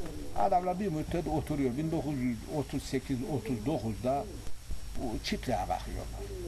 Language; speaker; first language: Turkish; native; Turkish